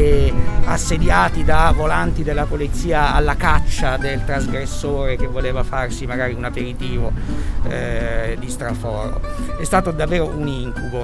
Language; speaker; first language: Italian; native; Italian